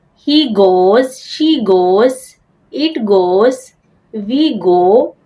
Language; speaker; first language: English; non-native, local second language; Urdu